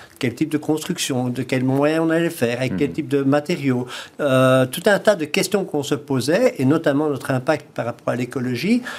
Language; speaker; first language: French; native; French